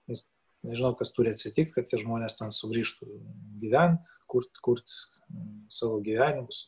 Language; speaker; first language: Lithuanian; native; Lithuanian